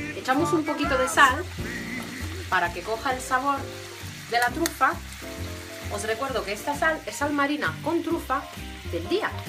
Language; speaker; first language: Spanish; non-native, fluent; Italian